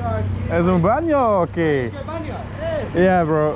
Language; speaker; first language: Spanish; non-native, learner; German